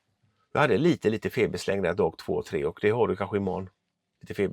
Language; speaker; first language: Swedish; native; Swedish